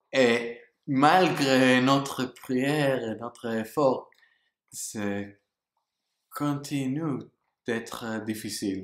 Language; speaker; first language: French; non-native, learner; English